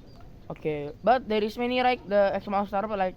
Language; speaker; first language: English; non-native, learner; Indonesian